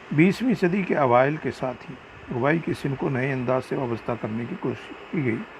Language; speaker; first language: Urdu; native; Urdu